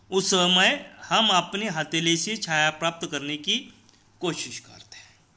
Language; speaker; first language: Hindi; non-native, local second language; Marathi